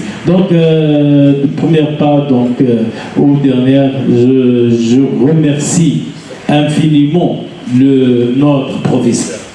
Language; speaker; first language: French; non-native, local second language; Arabic